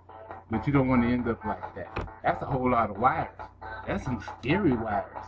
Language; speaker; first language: English; native; English